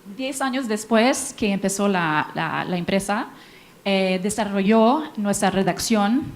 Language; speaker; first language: Spanish; non-native, fluent; English